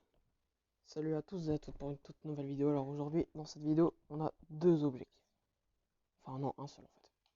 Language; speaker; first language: French; native; French